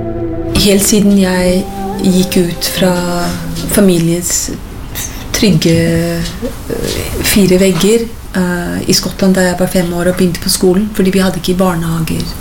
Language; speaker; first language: Norwegian; non-native, fluent; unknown